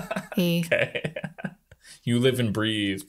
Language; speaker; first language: English; native; English